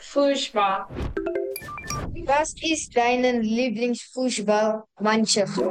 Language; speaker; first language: German; non-native, learner; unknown